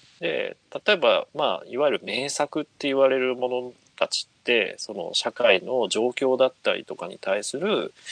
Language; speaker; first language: Japanese; native; Japanese